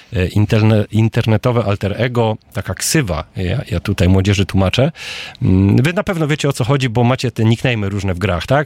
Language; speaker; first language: Polish; native; Polish